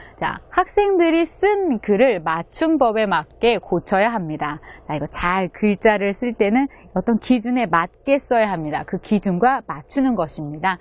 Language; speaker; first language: Korean; native; Korean